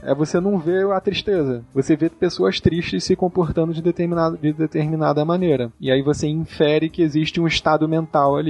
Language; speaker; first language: Portuguese; native; Portuguese